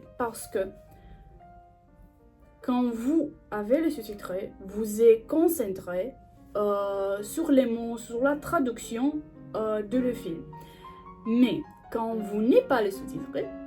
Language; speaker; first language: French; non-native, learner; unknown